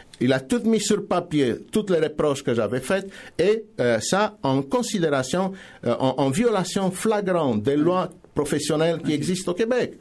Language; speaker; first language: French; non-native, fluent; Romanian